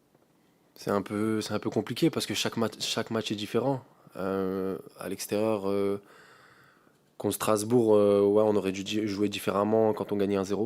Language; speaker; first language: French; native; French